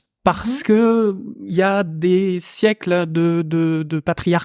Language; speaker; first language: French; native; French